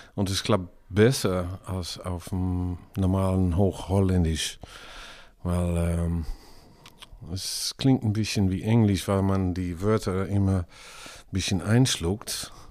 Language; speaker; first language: German; non-native, learner; Dutch